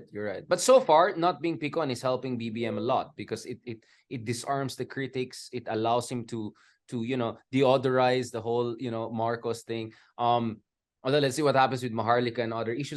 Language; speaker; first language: English; non-native, local second language; Filipino